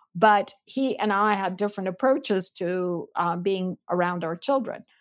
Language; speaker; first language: English; non-native, fluent; Armenian